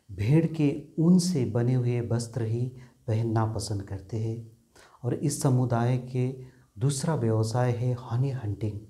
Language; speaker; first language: Hindi; non-native, local second language; Nepali